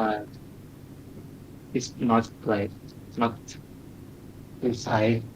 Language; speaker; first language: English; non-native, learner; Thai